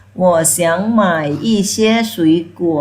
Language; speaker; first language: Chinese; non-native, fluent; Thai